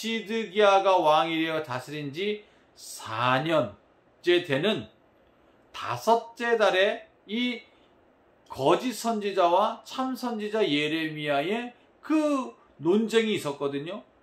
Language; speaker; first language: Korean; native; Korean